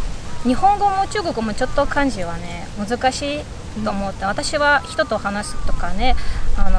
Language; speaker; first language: Japanese; non-native, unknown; Bashkir